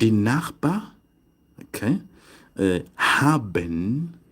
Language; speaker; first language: German; non-native, fluent; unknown